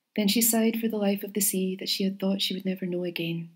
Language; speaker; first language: English; native; English